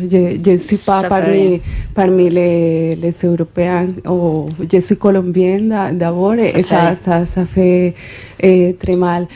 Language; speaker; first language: French; non-native, fluent; Spanish